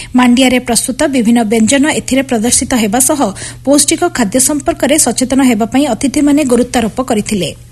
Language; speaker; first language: Odia; native; Odia